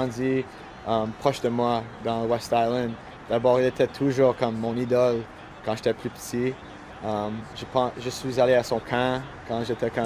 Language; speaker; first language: French; non-native, local second language; English